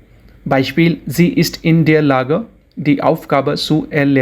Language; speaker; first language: German; non-native, fluent; Hindi